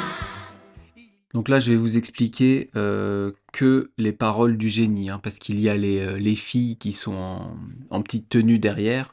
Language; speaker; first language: French; native; French